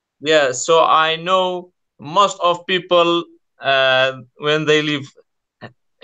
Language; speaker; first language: English; non-native, learner; Kurdish